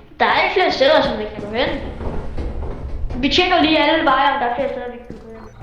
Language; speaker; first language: Danish; native; Danish